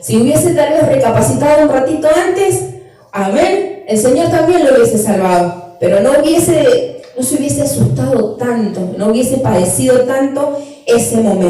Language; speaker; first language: Spanish; native; Spanish